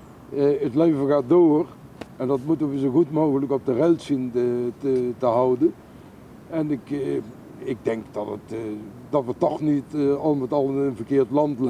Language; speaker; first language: Dutch; native; Dutch